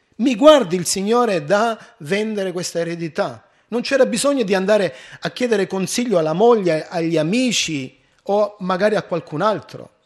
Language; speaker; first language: Italian; early bilingual, heritage; Italian